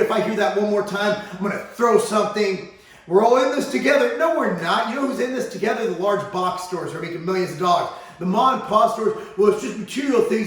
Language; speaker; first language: English; native; English